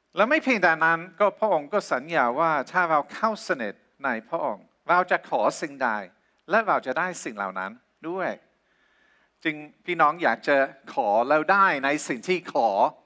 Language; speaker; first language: Thai; non-native, fluent; English